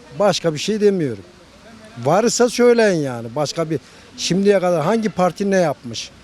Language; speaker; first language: Turkish; native; Turkish